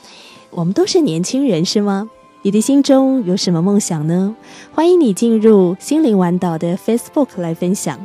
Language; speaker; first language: Chinese; native; Chinese